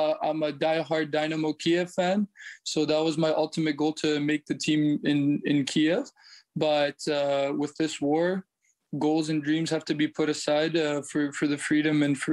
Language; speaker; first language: English; early bilingual, other home language; Ukrainian